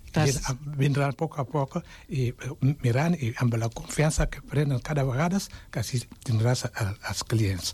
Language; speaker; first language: Catalan; non-native, fluent; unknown